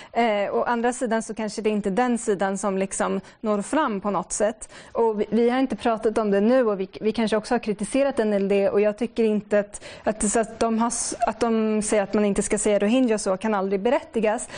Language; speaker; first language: Swedish; native; Swedish